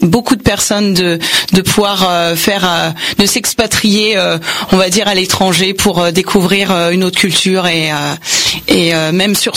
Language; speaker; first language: French; native; French